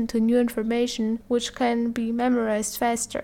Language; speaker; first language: English; non-native, fluent; Italian